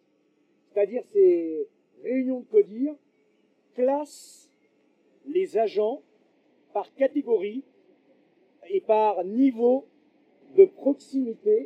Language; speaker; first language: French; native; French